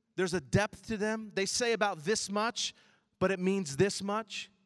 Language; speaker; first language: English; early bilingual, other home language; Chinese